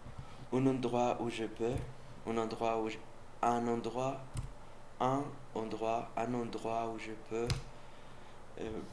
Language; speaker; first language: French; non-native, learner; Spanish